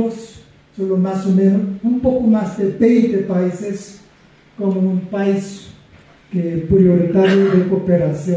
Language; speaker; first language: Spanish; non-native, fluent; Korean